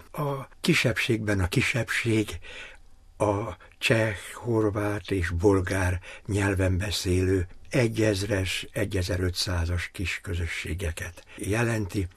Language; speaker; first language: Hungarian; native; Hungarian